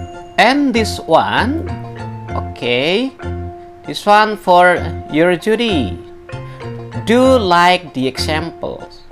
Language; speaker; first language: English; non-native, learner; Indonesian